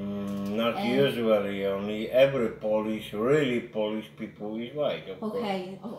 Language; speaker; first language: English; non-native, learner; Polish